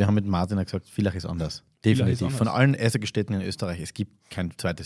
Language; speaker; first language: German; native; German